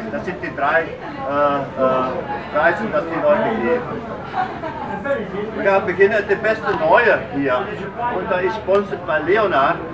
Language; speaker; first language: German; non-native, learner; Dutch